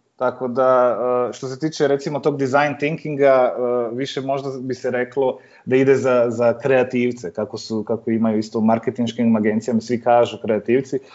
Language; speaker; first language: Serbian; early bilingual, heritage; Serbian